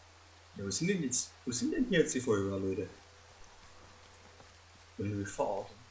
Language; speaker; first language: German; native; German